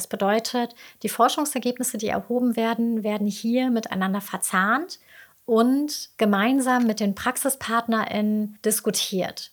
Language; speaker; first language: German; native; German